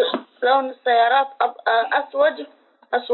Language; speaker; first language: Arabic; non-native, learner; Tigrinya